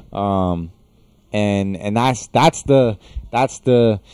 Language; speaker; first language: English; native; English